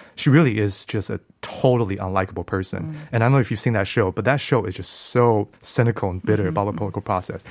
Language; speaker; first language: English; non-native, fluent; Chinese